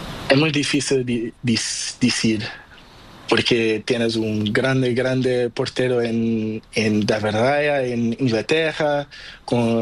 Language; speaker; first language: Spanish; non-native, learner; Portuguese